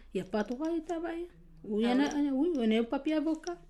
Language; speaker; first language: French; non-native, learner; Kurdish